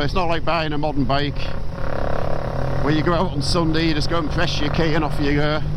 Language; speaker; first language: English; native; English